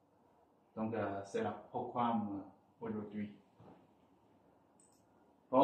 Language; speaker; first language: French; non-native, fluent; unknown